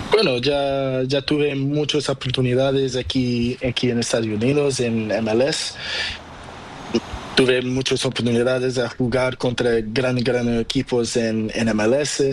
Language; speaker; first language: Spanish; non-native, learner; Portuguese